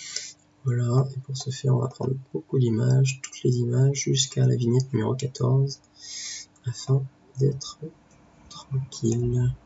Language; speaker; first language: French; native; French